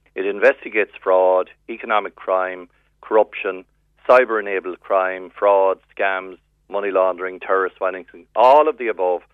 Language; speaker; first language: English; native; English